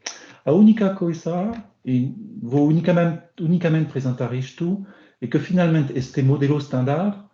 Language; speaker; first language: Portuguese; non-native, learner; French